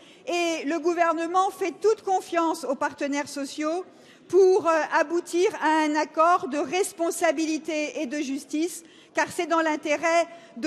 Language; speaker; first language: French; native; French